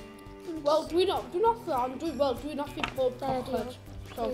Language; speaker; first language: Welsh; non-native, local second language; English